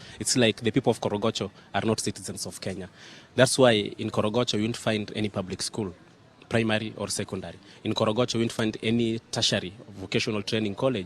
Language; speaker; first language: English; non-native, local second language; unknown